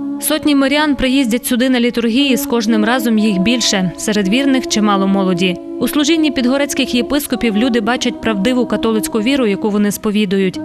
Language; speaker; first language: Ukrainian; native; Ukrainian